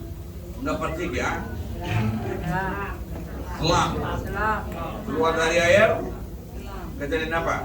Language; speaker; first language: Indonesian; non-native, learner; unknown